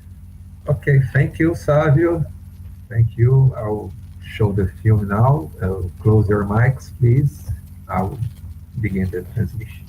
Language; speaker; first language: English; non-native, fluent; Portuguese